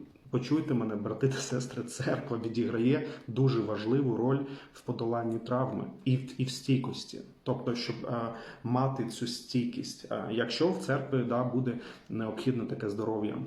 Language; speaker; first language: Ukrainian; non-native, local second language; Russian